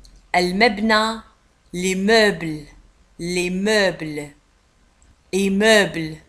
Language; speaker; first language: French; non-native, local second language; Arabic